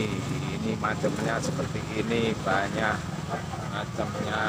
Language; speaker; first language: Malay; non-native, local second language; Javanese